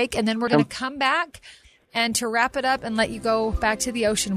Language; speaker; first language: English; native; English